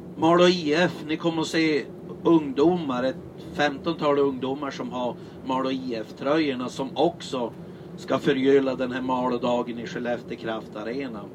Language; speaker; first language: Swedish; native; Swedish